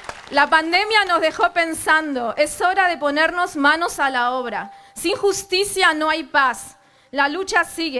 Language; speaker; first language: Spanish; native; Spanish